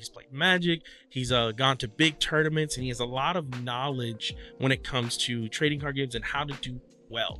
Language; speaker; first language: English; native; English